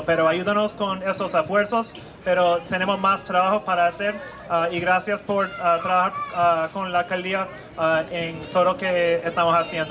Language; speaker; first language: Spanish; non-native, fluent; English